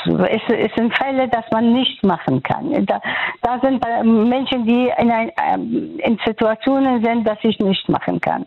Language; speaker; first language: German; non-native, fluent; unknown